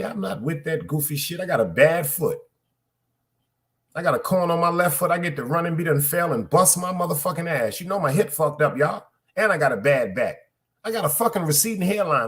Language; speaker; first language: English; native; English